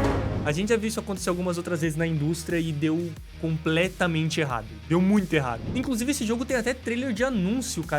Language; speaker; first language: Portuguese; native; Portuguese